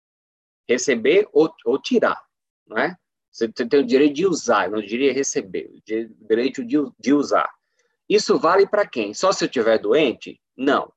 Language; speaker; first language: Portuguese; native; Portuguese